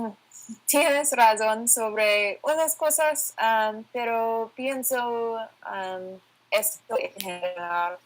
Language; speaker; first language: Spanish; non-native, learner; English